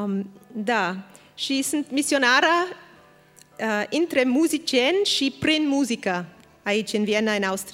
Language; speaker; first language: Romanian; non-native, fluent; English